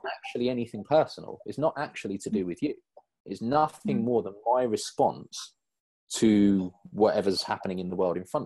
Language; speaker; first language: English; native; English